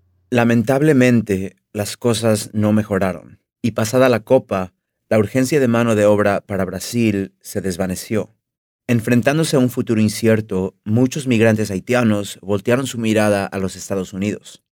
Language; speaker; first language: Spanish; native; Spanish